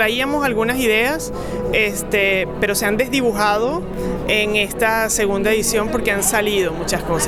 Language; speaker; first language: Spanish; native; Spanish